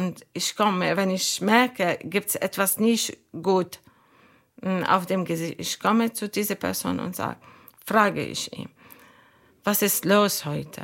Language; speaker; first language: German; non-native, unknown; Arabic